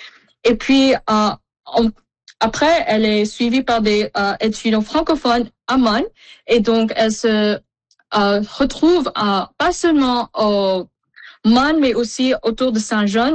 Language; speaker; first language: French; non-native, local second language; English